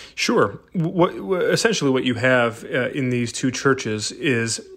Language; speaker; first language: English; native; English